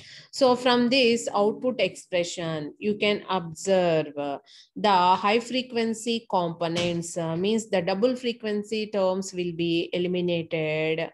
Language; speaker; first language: English; non-native, local second language; Telugu